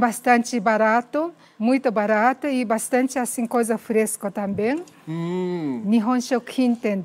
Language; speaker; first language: Portuguese; non-native, learner; Japanese